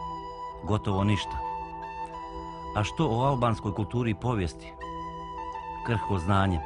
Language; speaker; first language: Bosnian; native; Bosnian